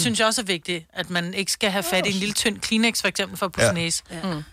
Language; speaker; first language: Danish; native; Danish